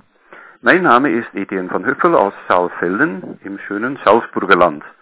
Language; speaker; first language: German; native; German